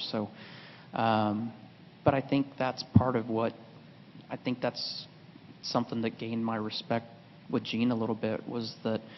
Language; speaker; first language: English; native; English